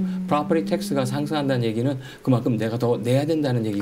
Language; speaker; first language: Korean; native; Korean